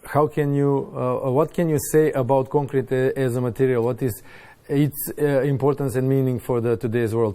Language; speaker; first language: English; non-native, fluent; Macedonian